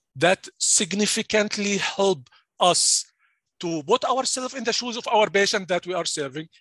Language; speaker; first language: English; non-native, fluent; Arabic